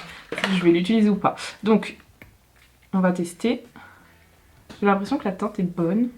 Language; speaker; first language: French; native; French